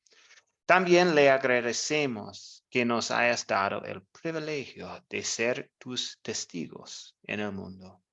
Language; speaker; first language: Spanish; non-native, fluent; English